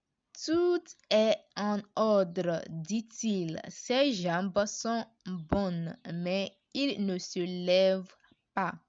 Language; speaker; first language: French; non-native, learner; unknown